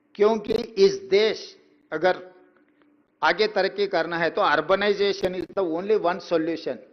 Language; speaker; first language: Hindi; non-native, local second language; Telugu